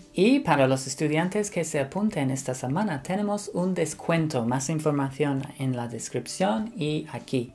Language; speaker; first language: Spanish; non-native, fluent; English